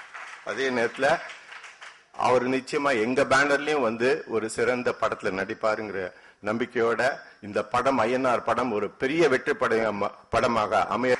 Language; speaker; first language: Tamil; native; Tamil